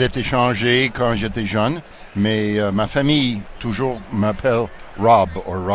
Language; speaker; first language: French; non-native, local second language; English